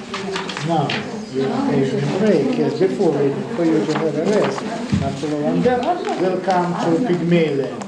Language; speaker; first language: English; non-native, fluent; Russian